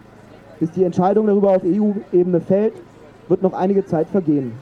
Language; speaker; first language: German; native; German